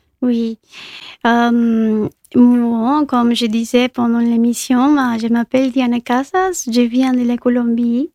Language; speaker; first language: French; non-native, fluent; Spanish